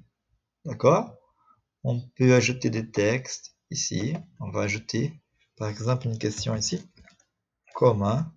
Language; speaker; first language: French; non-native, fluent; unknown